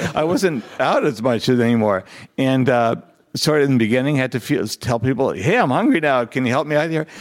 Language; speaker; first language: English; native; English